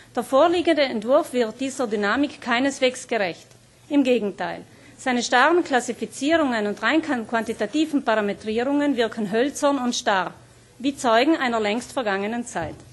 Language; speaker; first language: German; native; German